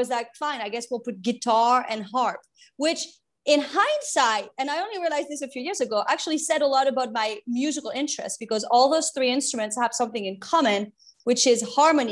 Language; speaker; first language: English; non-native, fluent; French